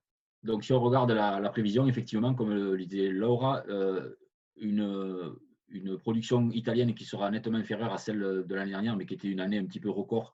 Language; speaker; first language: French; native; French